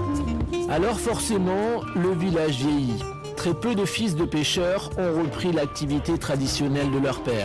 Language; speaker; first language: French; native; French